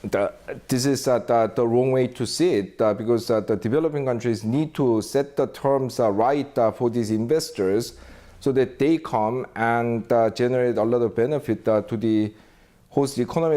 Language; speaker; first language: English; non-native, fluent; Korean